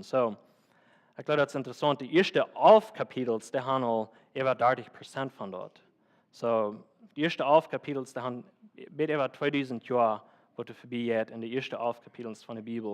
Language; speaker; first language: German; non-native, learner; Plautdietsch